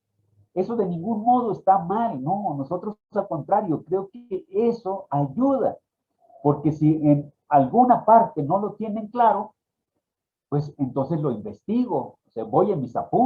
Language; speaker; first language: Spanish; native; Spanish